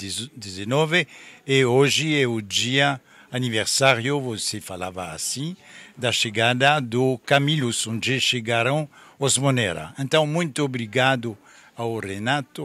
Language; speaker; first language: Portuguese; non-native, fluent; French